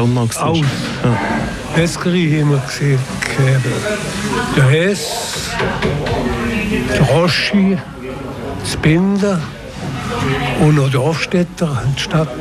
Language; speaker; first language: German; non-native, local second language; French